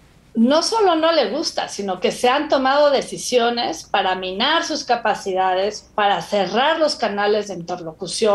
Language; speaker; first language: Spanish; native; Spanish